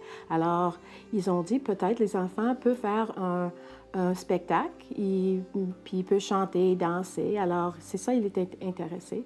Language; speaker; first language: French; non-native, local second language; English